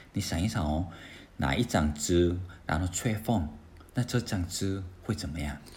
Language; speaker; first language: Chinese; non-native, fluent; Korean